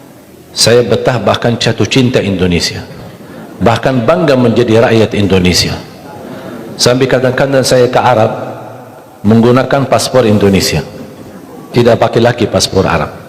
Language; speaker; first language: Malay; non-native, fluent; Arabic